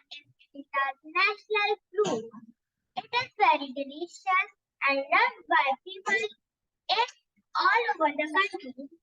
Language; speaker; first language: English; non-native, learner; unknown